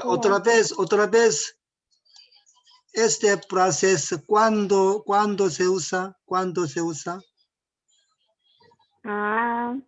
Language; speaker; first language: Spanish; non-native, learner; Korean